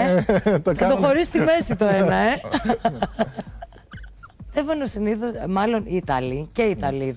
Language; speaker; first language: Greek; native; Greek